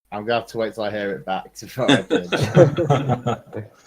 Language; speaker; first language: English; native; English